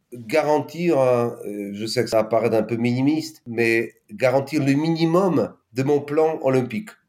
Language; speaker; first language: French; non-native, fluent; Polish